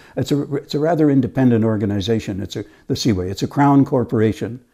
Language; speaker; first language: English; native; English